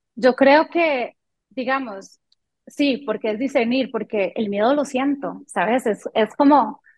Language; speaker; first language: Spanish; early bilingual, other home language; French